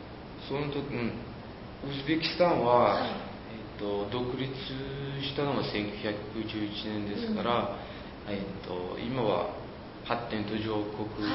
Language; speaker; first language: Japanese; non-native, fluent; Uzbek